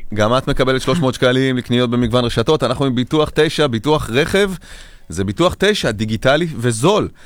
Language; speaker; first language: Hebrew; native; Hebrew